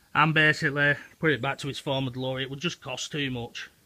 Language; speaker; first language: English; native; English